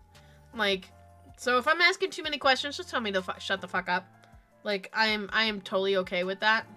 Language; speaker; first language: English; native; English